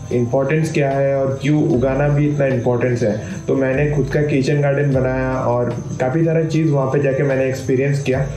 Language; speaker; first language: Hindi; non-native, local second language; Bangla